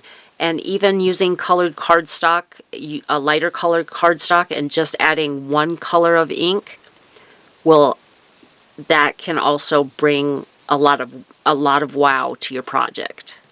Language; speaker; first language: English; native; English